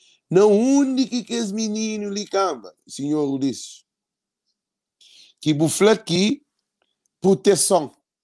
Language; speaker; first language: Portuguese; non-native, local second language; Kabuverdianu